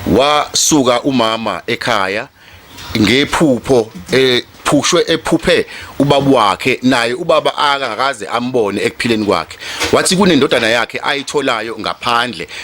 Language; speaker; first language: Zulu; native; Zulu